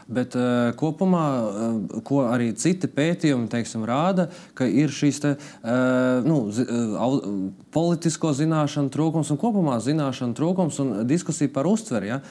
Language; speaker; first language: Latvian; non-native, local second language; Russian